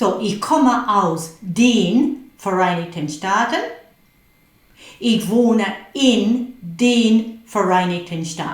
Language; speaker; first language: German; non-native, fluent; English